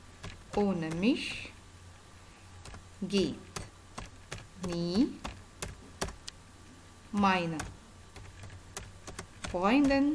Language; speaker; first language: German; non-native, fluent; Arabic